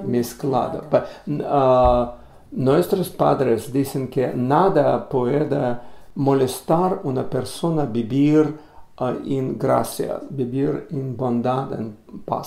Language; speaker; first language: Spanish; non-native, learner; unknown